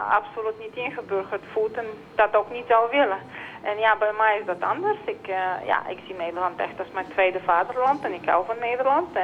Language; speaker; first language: Dutch; non-native, fluent; Bulgarian